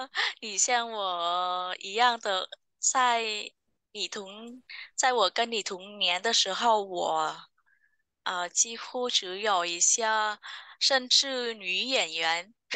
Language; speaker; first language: Chinese; non-native, fluent; Vietnamese